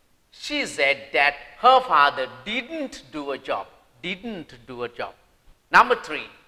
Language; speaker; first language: English; non-native, local second language; Sinhala